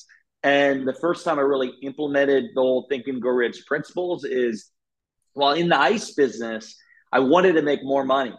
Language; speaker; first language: English; native; English